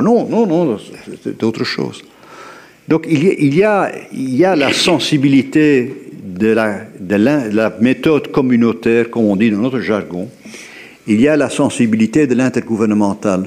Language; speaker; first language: French; native; French